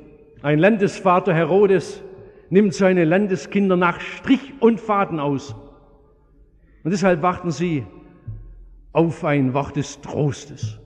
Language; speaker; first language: German; native; German